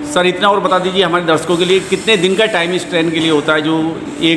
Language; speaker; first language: Hindi; native; Hindi